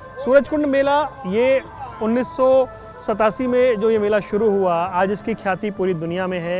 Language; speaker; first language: Hindi; native; Hindi